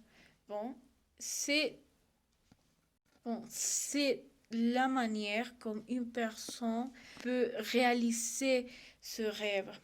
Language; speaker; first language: French; non-native, learner; Spanish